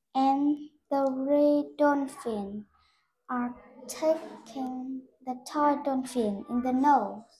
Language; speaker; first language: English; non-native, learner; Vietnamese